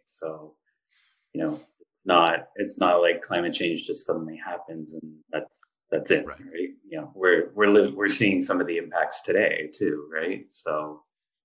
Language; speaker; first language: English; native; English